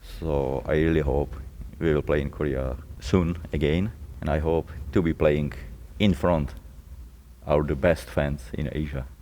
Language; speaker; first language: English; non-native, fluent; Czech